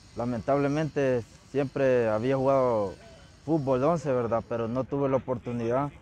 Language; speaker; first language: Spanish; native; Spanish